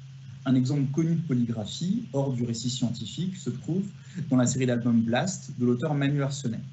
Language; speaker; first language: French; native; French